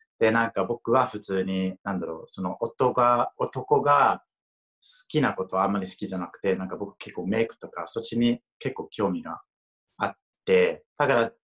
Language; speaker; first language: Japanese; non-native, fluent; English